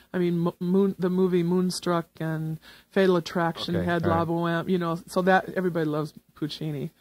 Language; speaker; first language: English; native; English